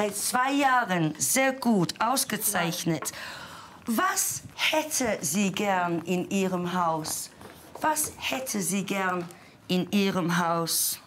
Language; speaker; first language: German; non-native, fluent; English